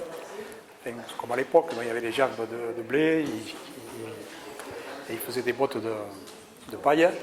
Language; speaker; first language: French; early bilingual, other home language; Catalan